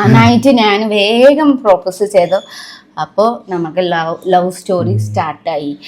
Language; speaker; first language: Malayalam; non-native, fluent; Nepali